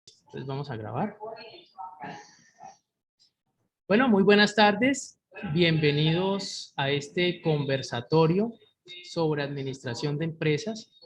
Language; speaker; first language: Spanish; native; Spanish